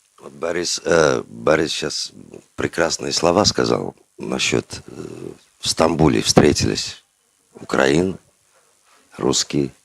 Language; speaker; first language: Russian; non-native, local second language; Uzbek